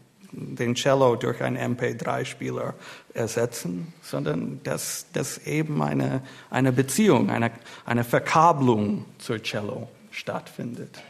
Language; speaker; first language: German; non-native, fluent; English